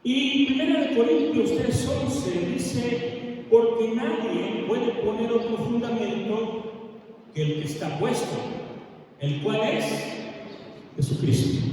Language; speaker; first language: Spanish; native; Spanish